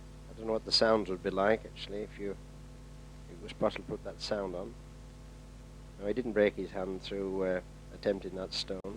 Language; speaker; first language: English; native; English